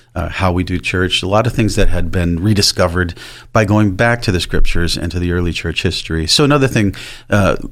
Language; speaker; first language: English; native; English